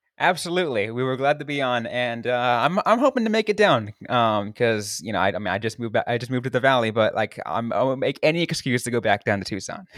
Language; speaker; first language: English; native; English